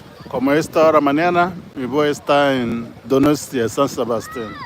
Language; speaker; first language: Spanish; non-native, learner; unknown